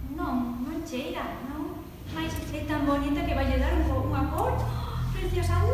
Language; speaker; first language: Galician; early bilingual, other home language; Spanish